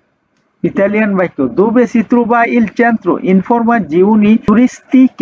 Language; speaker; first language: Italian; non-native, learner; Bangla